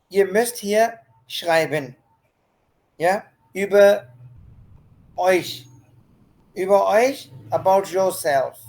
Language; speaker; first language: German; non-native, fluent; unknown